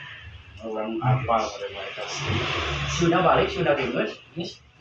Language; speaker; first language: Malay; non-native, local second language; Sundanese